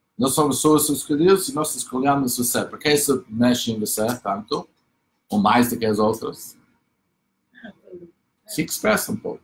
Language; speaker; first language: Portuguese; non-native, fluent; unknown